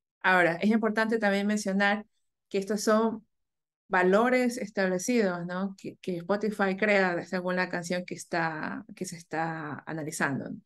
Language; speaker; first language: Spanish; native; Spanish